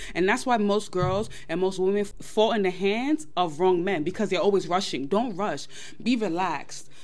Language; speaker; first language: English; early bilingual, other home language; Yoruba